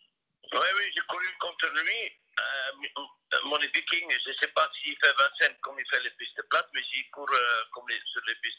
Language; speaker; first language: French; non-native, local second language; Dutch